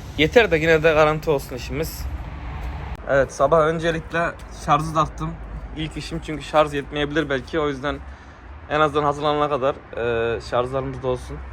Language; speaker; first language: Turkish; native; Turkish